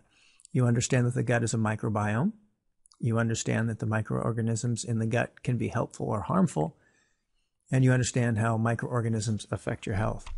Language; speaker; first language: English; native; English